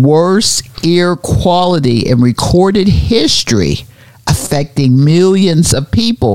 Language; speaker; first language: English; native; English